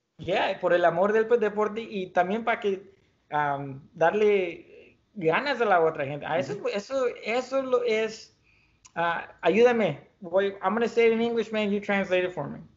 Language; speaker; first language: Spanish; early bilingual, heritage; Spanish